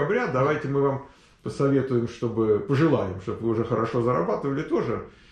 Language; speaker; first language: Russian; native; Russian